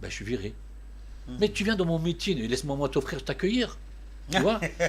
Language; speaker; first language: French; early bilingual, other home language; Turkish